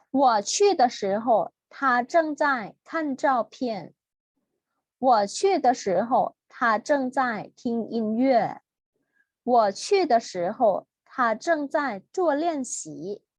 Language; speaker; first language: Chinese; non-native, fluent; Thai